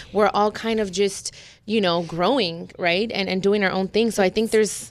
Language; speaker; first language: English; early bilingual, other home language; Spanish